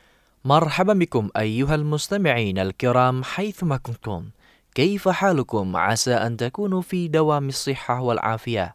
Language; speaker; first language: Arabic; non-native, fluent; Indonesian